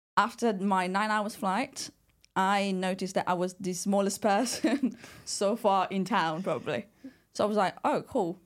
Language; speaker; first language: English; non-native, fluent; Italian